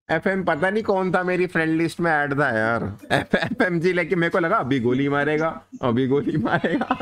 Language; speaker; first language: Hindi; native; Hindi